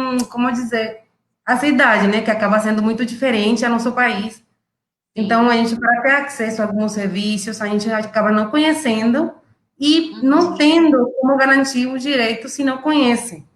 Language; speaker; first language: Portuguese; non-native, fluent; Spanish